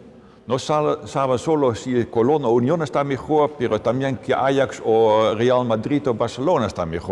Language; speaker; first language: Spanish; non-native, fluent; Dutch